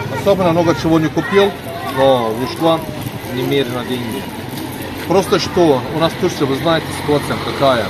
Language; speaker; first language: Russian; non-native, learner; Turkish